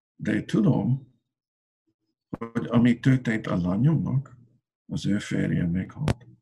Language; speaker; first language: Hungarian; non-native, learner; English